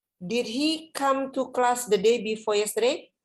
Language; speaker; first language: English; non-native, learner; Indonesian